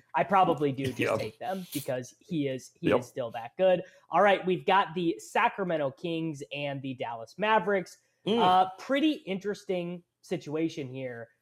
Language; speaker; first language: English; native; English